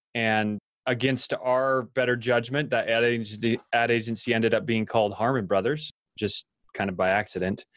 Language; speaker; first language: English; native; English